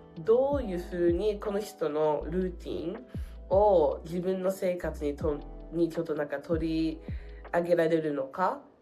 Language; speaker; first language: Japanese; non-native, fluent; English